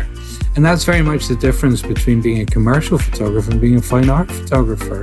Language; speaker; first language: English; native; English